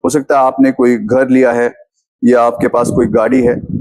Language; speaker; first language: Hindi; native; Hindi